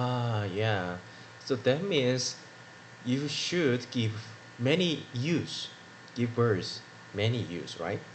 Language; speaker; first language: English; non-native, learner; Korean